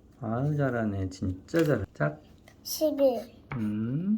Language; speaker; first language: Korean; native; Korean